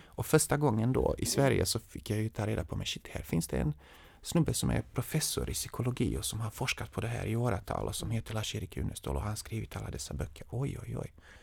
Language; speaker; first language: Swedish; non-native, fluent; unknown